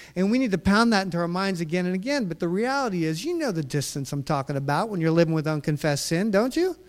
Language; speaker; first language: English; native; English